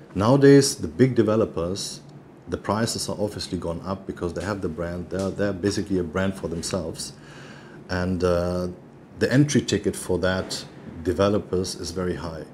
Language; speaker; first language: English; non-native, fluent; German